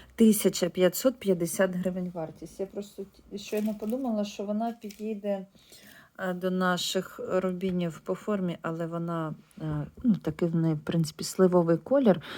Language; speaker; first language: Ukrainian; non-native, local second language; Russian